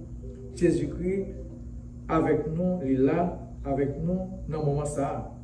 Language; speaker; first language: French; non-native, local second language; Haitian Creole